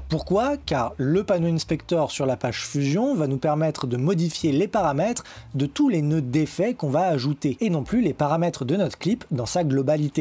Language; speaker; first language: French; native; French